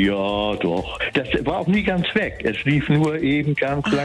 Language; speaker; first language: German; native; German